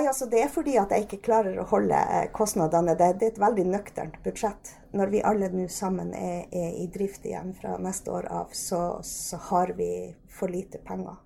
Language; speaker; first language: Norwegian; native; Norwegian